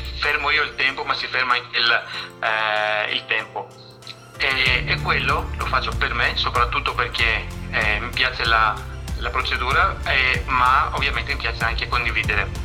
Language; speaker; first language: Italian; non-native, fluent; Greek